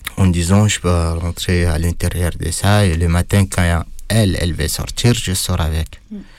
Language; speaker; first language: French; non-native, fluent; Arabic